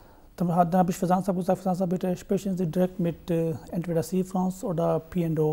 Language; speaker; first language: German; non-native, fluent; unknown